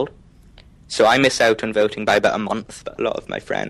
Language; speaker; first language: English; native; English